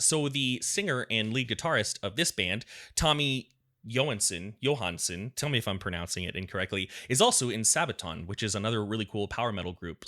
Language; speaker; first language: English; native; English